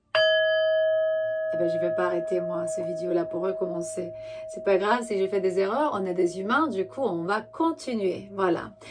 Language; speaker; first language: French; non-native, fluent; Romanian